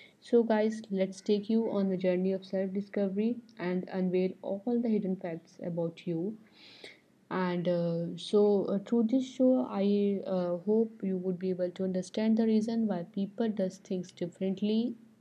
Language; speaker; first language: English; non-native, local second language; Hindi